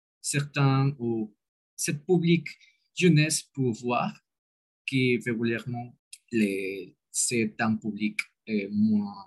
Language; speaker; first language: French; non-native, learner; Spanish